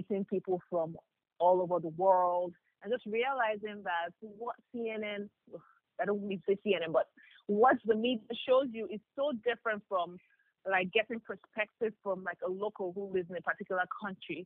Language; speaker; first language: English; non-native, local second language; Yoruba